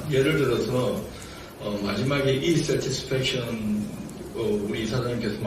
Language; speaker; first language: Korean; native; Korean